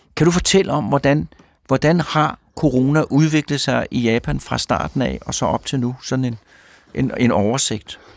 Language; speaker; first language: Danish; native; Danish